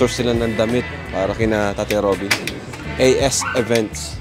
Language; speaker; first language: Filipino; native; Filipino